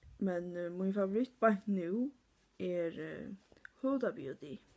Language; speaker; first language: Norwegian; non-native, learner; Faroese